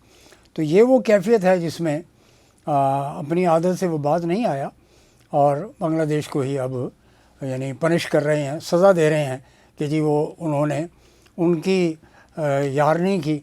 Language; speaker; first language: Urdu; native; Urdu